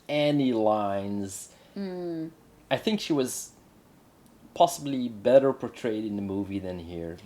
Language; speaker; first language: English; non-native, fluent; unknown